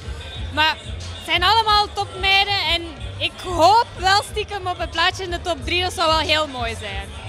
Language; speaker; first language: Dutch; native; Dutch